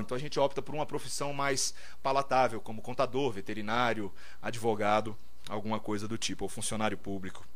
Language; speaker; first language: Portuguese; native; Portuguese